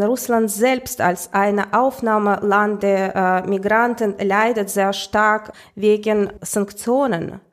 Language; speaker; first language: German; non-native, fluent; Russian